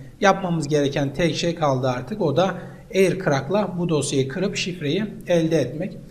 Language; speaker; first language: Turkish; native; Turkish